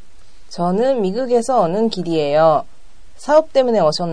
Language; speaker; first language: Korean; non-native, learner; Japanese